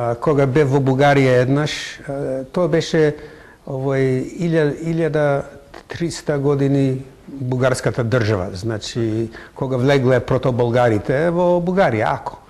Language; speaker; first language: Macedonian; non-native, fluent; English